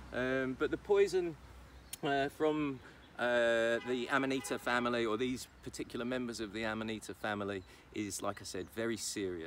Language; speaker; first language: English; native; English